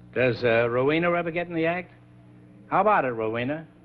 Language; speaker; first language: English; non-native, fluent; Dutch